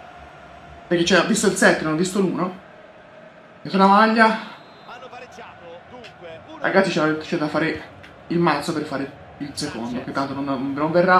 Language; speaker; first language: Italian; native; Italian